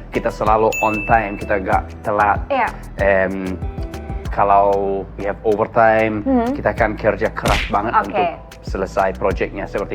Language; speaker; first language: Indonesian; non-native, learner; English